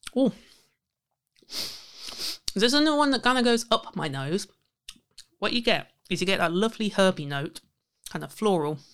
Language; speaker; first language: English; native; English